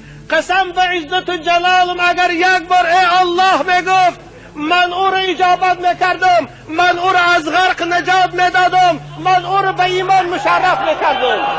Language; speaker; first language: Persian; native; Persian